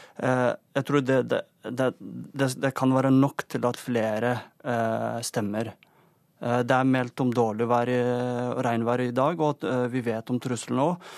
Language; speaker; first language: Norwegian; non-native, fluent; Persian